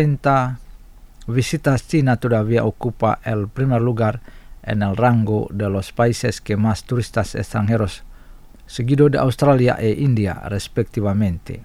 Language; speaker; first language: Spanish; non-native, fluent; Indonesian